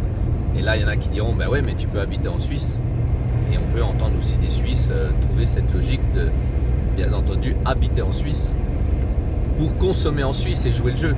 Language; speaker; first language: French; native; French